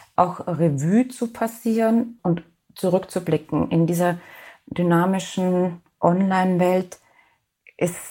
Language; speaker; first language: German; native; German